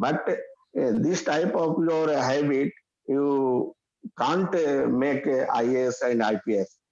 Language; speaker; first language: English; non-native, learner; Hindi